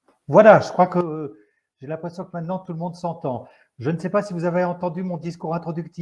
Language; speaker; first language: French; native; French